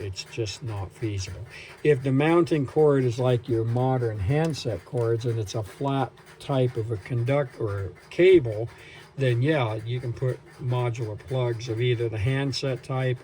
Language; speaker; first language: English; native; English